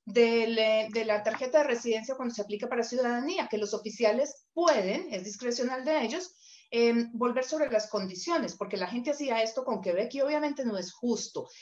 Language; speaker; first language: Spanish; native; Spanish